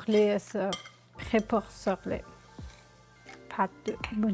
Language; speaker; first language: French; non-native, learner; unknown